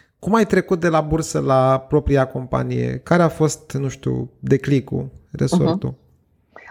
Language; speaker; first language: Romanian; native; Romanian